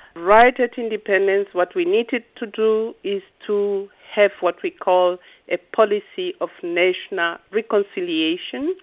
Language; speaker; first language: English; non-native, local second language; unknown